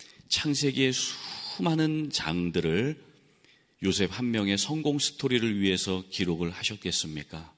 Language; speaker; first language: Korean; native; Korean